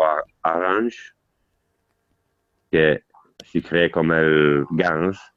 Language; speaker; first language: French; non-native, learner; Italian